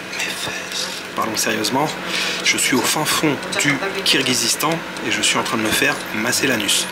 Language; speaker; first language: French; native; French